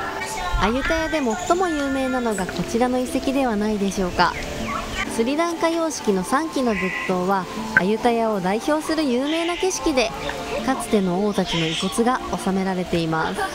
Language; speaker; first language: Japanese; native; Japanese